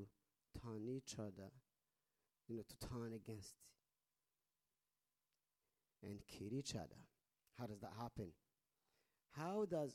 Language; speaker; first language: English; non-native, local second language; Kinyarwanda